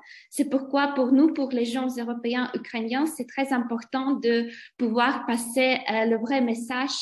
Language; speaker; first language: French; non-native, fluent; Ukrainian